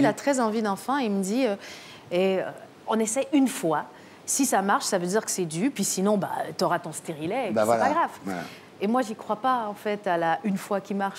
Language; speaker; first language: French; native; French